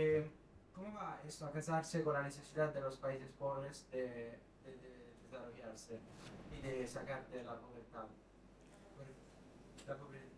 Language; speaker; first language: Spanish; non-native, fluent; Italian